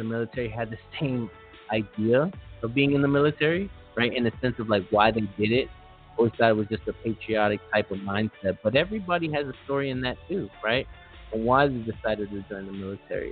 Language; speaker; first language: English; native; English